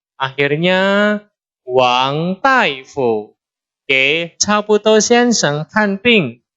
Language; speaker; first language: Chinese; non-native, fluent; Indonesian